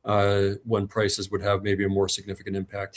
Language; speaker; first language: English; native; English